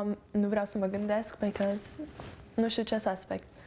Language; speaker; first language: Romanian; early bilingual, heritage; Romanian